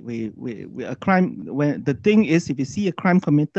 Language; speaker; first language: English; native; English